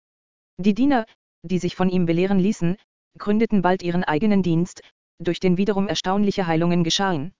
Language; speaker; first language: German; native; German